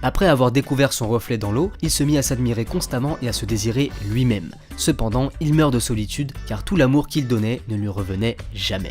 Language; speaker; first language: French; native; French